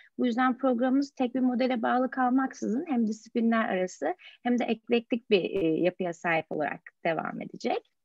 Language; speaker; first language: Turkish; native; Turkish